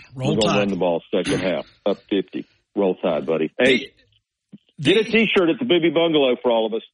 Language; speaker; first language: English; native; English